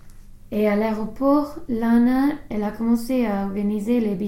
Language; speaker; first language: French; non-native, learner; English